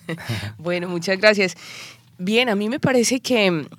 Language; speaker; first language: Spanish; native; Spanish